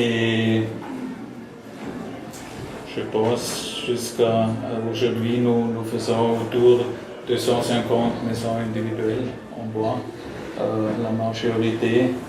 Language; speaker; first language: French; non-native, learner; German